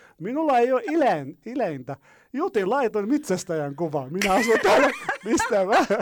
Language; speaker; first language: Finnish; non-native, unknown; Arabic